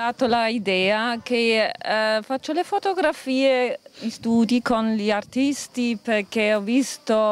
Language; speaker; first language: Italian; non-native, fluent; German